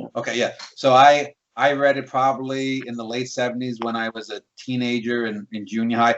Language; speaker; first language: English; native; English